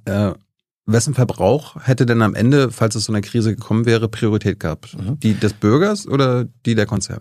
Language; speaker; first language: German; native; German